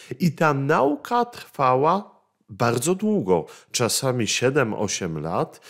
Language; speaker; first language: Polish; native; Polish